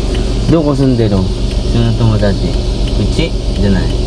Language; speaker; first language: Japanese; non-native, learner; Filipino